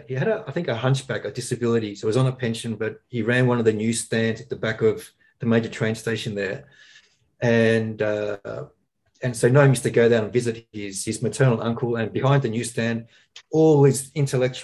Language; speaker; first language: English; native; English